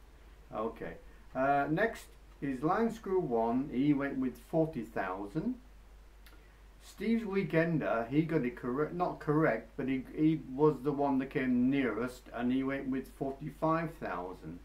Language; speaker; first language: English; native; English